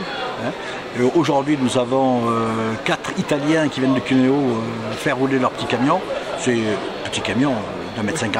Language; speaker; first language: French; native; French